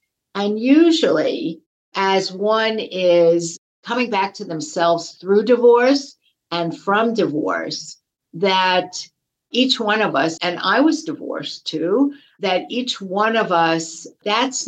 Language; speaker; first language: English; native; English